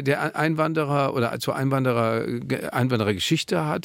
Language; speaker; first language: German; native; German